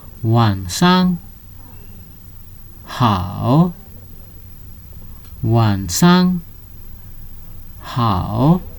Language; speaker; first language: Chinese; non-native, fluent; Nepali